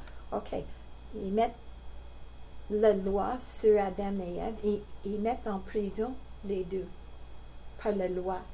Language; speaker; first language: French; non-native, learner; English